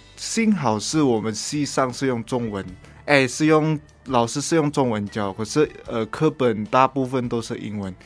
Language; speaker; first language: Chinese; non-native, fluent; Indonesian